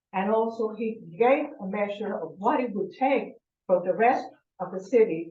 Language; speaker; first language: English; non-native, fluent; Spanish